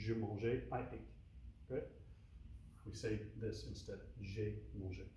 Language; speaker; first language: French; non-native, learner; English